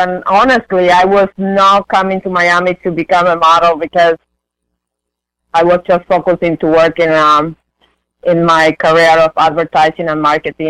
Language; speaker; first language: English; non-native, fluent; Spanish